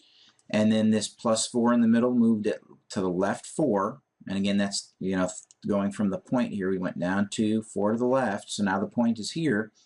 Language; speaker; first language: English; native; English